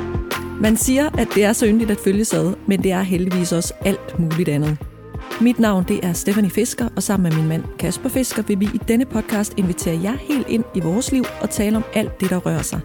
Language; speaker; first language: Danish; native; Danish